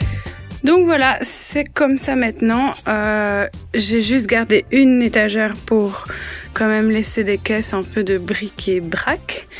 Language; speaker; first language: French; native; French